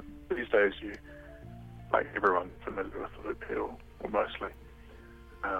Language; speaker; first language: English; native; English